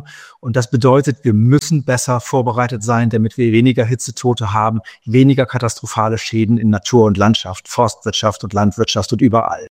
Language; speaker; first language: German; native; German